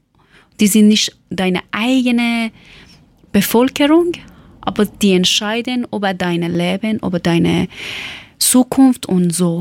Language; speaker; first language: German; non-native, learner; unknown